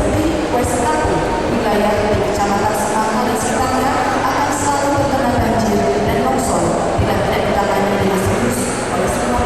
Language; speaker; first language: Indonesian; native; Indonesian